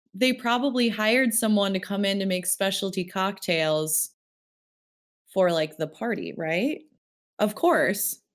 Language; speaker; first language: English; early bilingual, other home language; Filipino